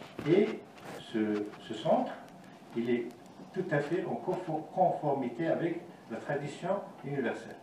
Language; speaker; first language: French; non-native, local second language; Arabic